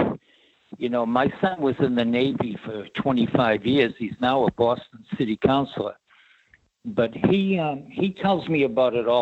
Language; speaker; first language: English; native; English